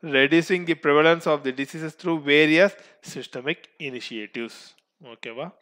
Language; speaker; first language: English; non-native, local second language; Tamil